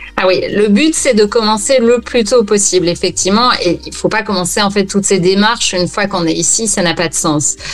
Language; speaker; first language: French; native; French